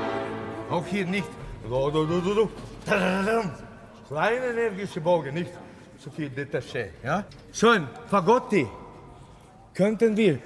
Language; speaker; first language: German; non-native, fluent; Latvian